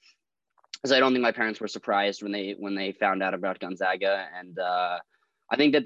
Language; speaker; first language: English; native; English